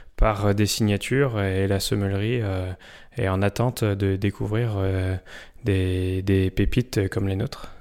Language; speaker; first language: French; native; French